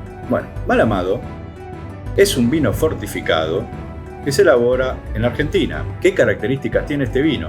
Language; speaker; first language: Spanish; native; Spanish